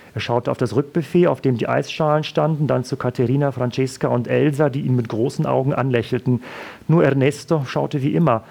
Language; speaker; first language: German; native; German